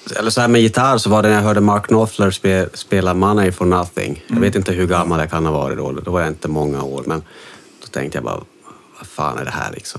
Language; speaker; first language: Swedish; native; Swedish